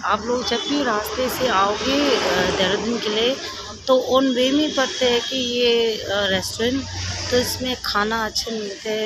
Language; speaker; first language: Hindi; non-native, local second language; Tibetan